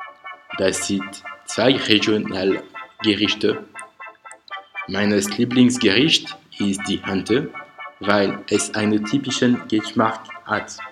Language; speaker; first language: German; non-native, learner; French